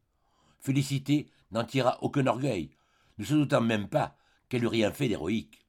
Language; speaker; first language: French; native; French